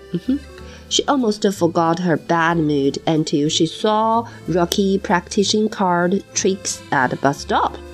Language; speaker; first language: English; non-native, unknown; Chinese